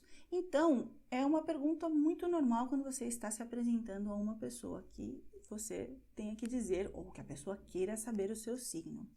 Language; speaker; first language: Portuguese; non-native, fluent; Spanish